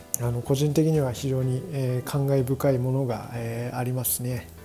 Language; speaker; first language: Japanese; native; Japanese